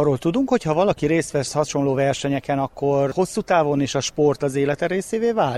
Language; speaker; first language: Hungarian; native; Hungarian